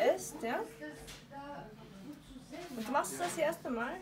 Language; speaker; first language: German; native; German